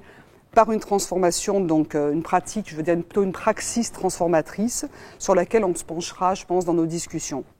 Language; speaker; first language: French; native; French